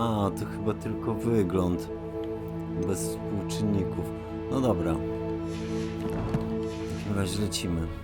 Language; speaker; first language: Polish; native; Polish